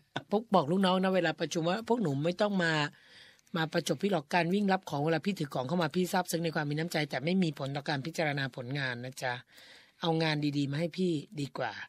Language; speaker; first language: Thai; native; Thai